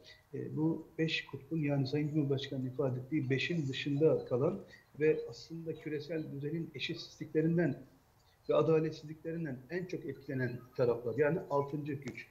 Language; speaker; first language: Turkish; native; Turkish